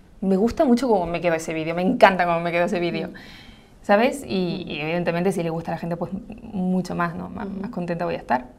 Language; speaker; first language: Spanish; native; Spanish